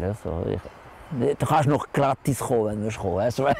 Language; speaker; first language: German; non-native, local second language; French